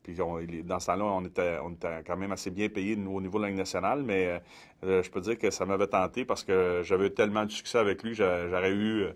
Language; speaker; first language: French; native; French